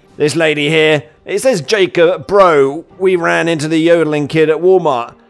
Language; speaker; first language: English; native; English